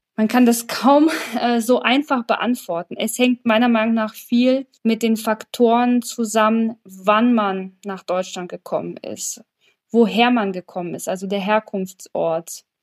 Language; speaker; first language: German; early bilingual, other home language; Polish